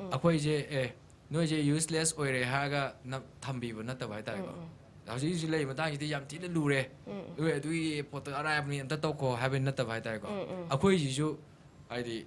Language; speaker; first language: Manipuri; native; Manipuri